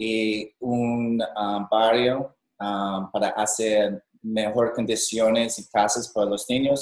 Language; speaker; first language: Spanish; non-native, learner; English